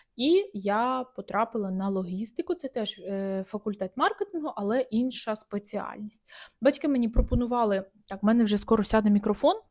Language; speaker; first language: Ukrainian; native; Ukrainian